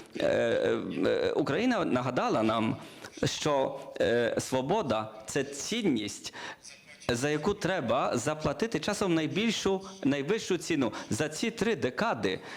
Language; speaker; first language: Ukrainian; non-native, learner; Polish